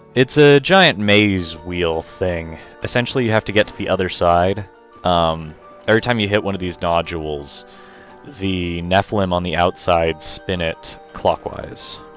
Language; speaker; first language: English; native; English